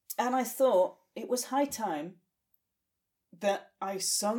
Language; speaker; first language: English; native; English